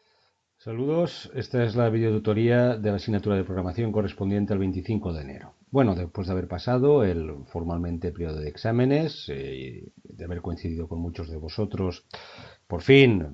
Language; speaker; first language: Spanish; native; Spanish